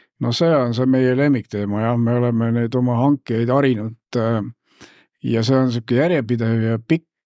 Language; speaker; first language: Estonian; native; Estonian